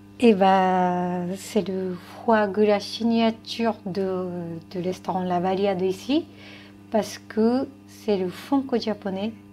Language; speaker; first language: French; non-native, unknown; Japanese